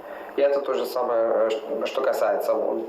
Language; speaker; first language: Russian; non-native, fluent; Italian